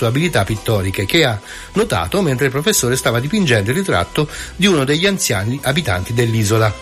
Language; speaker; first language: Italian; native; Italian